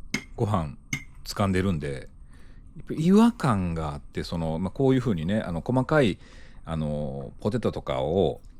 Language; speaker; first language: Japanese; native; Japanese